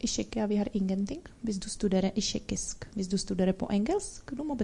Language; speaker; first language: Norwegian; non-native, learner; Czech